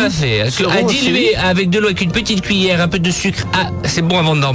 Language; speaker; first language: French; native; French